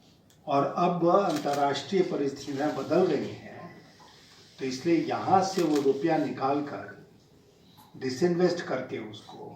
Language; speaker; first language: Hindi; native; Hindi